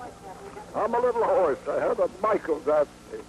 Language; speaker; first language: English; native; English